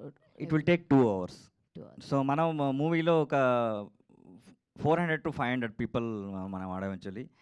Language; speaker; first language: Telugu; non-native, learner; Kannada